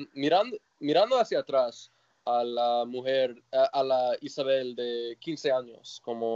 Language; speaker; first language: Spanish; non-native, fluent; English